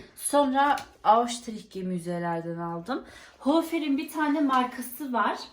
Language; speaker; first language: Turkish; native; Turkish